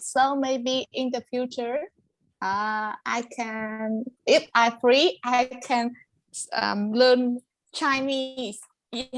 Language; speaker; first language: English; non-native, learner; Vietnamese